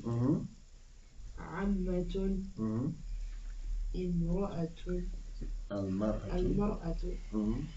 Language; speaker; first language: Arabic; non-native, learner; English